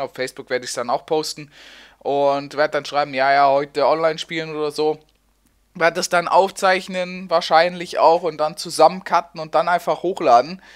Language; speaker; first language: German; native; German